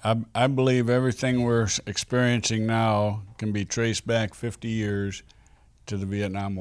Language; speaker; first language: English; native; English